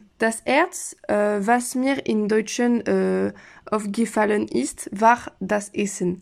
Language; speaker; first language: German; non-native, learner; French